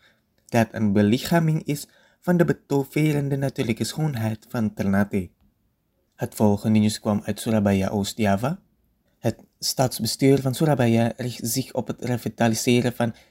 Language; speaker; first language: Dutch; non-native, fluent; Indonesian